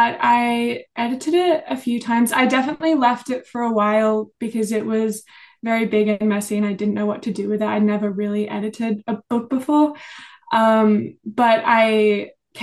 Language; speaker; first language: English; native; English